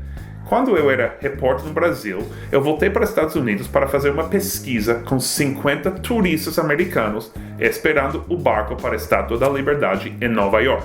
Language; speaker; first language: Portuguese; non-native, fluent; English